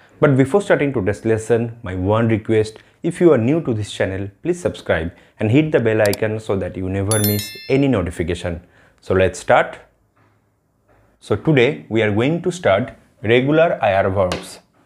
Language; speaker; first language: English; non-native, local second language; Bangla